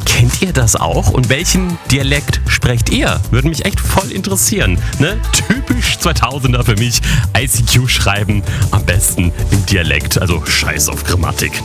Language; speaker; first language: German; native; German